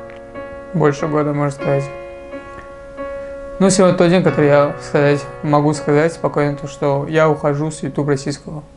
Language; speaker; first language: Russian; non-native, local second language; Tajik